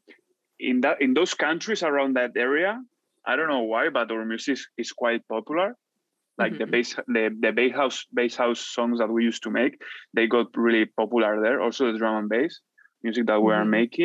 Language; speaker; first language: English; non-native, fluent; Spanish